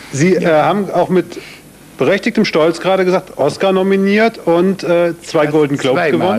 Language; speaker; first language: German; native; German